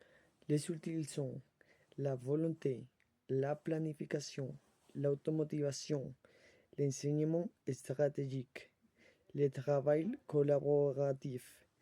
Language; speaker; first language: French; non-native, learner; Spanish